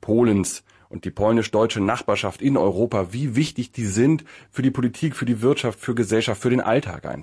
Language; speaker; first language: German; native; German